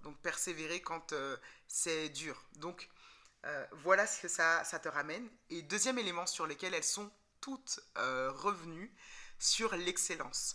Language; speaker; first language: French; native; French